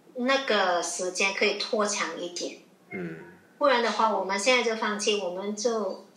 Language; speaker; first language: Chinese; non-native, local second language; Cantonese